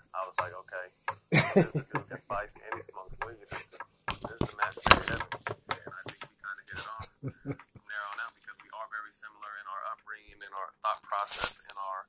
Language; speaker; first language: English; native; English